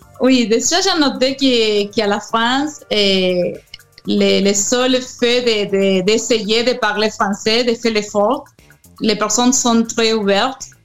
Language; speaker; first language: French; non-native, learner; Spanish